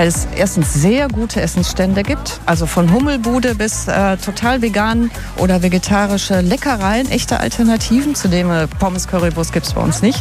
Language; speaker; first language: German; native; German